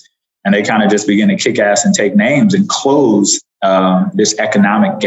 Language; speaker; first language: English; native; English